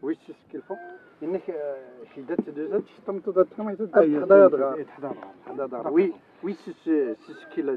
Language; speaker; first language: French; non-native, local second language; Arabic